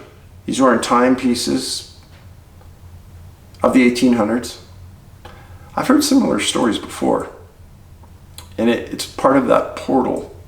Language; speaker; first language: English; native; English